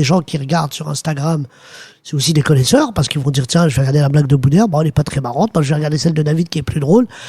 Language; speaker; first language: French; early bilingual, other home language; Arabic